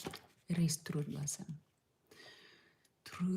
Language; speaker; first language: Slovenian; non-native, learner; English